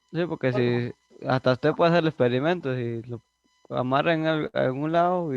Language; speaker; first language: Spanish; native; Spanish